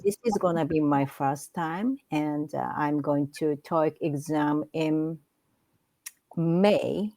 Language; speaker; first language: English; non-native, learner; Japanese